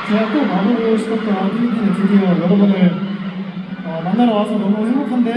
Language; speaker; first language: Korean; native; Korean